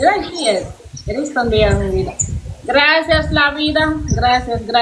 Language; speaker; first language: Spanish; non-native, learner; Haitian Creole